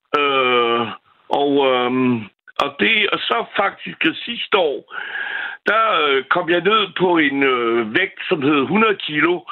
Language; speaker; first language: Danish; non-native, fluent; French